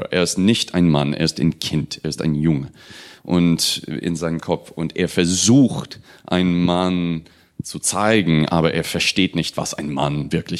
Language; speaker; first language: German; non-native, fluent; English